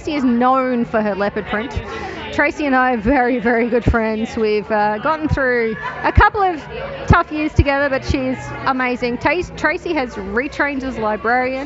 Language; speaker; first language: English; native; English